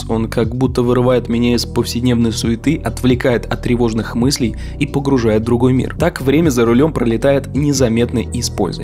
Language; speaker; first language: Russian; native; Russian